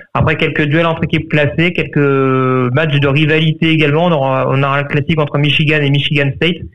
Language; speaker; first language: French; native; French